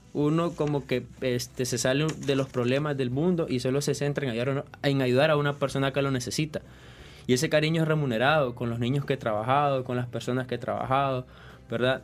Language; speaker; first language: Spanish; native; Spanish